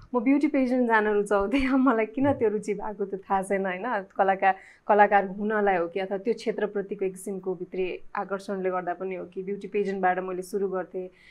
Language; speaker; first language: Nepali; native; Nepali